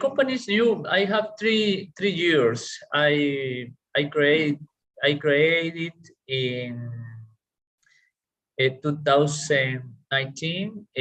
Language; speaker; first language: English; non-native, learner; Spanish